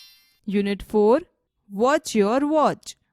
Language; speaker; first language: English; non-native, local second language; Gujarati